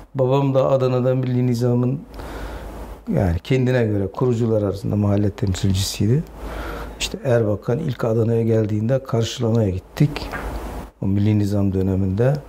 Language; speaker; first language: Turkish; non-native, local second language; Zaza